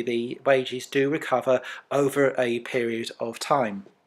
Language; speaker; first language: English; native; English